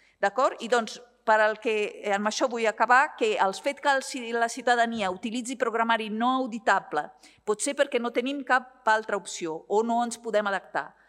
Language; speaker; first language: Catalan; non-native, fluent; Italian